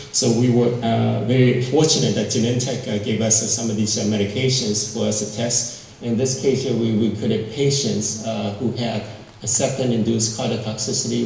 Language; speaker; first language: English; non-native, fluent; Min Nan Chinese